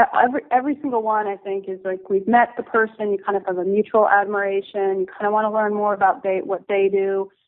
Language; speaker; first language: English; native; English